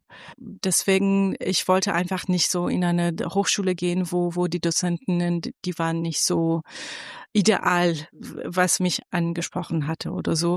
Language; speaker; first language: German; non-native, fluent; Persian